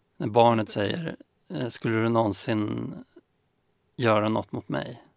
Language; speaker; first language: Swedish; native; Swedish